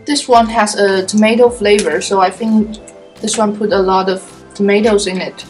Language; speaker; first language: English; non-native, fluent; Chinese